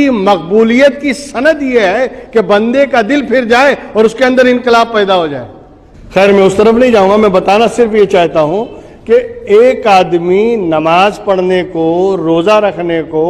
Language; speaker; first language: Urdu; native; Urdu